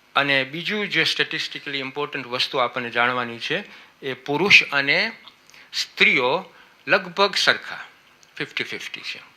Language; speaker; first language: Gujarati; early bilingual, heritage; Gujarati